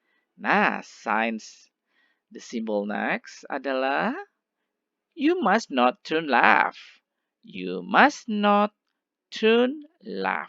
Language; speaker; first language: English; non-native, learner; Indonesian